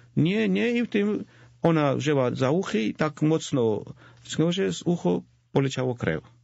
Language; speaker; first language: Polish; non-native, fluent; Georgian